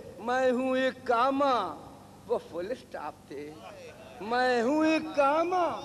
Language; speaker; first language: Urdu; native; Urdu